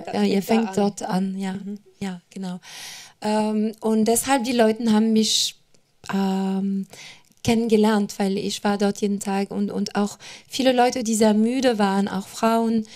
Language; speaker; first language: German; non-native, fluent; French